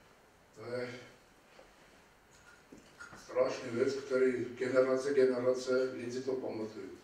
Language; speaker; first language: Czech; non-native, learner; Armenian